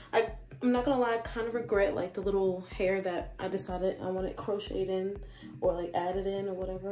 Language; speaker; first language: English; native; English